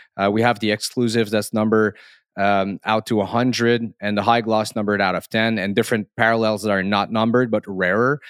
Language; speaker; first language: English; non-native, fluent; French